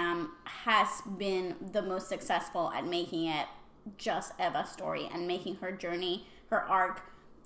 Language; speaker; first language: English; non-native, fluent; Spanish